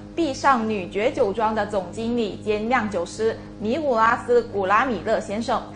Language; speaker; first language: Chinese; native; Chinese